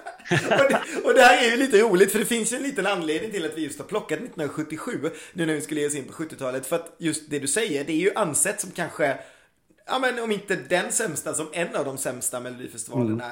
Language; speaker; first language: Swedish; native; Swedish